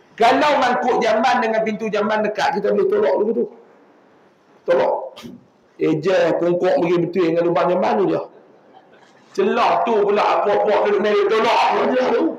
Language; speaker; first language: Malay; native; Malay